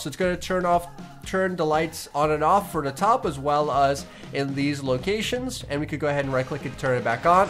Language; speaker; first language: English; native; English